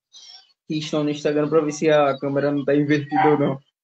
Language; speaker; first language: Portuguese; native; Portuguese